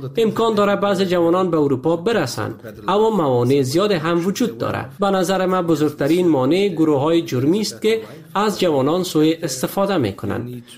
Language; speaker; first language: Persian; native; Persian